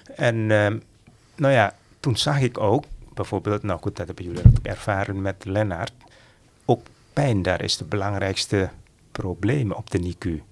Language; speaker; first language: Dutch; non-native, fluent; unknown